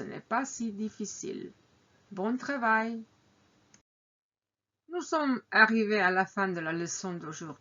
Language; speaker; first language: French; non-native, fluent; Croatian